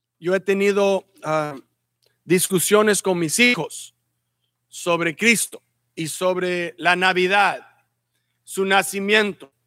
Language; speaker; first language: Spanish; early bilingual, heritage; Spanish